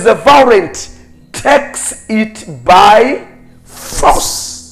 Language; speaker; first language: English; non-native, local second language; Swahili